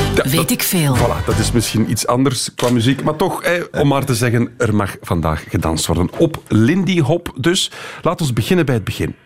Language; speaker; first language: Dutch; native; Dutch